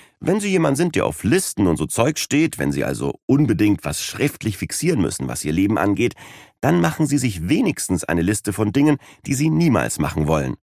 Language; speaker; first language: German; native; German